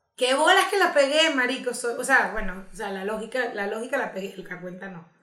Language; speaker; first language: Spanish; native; Spanish